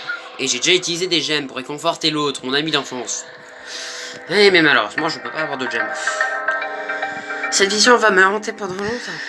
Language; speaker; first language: French; native; French